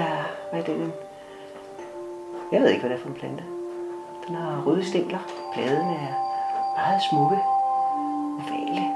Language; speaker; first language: Danish; native; Danish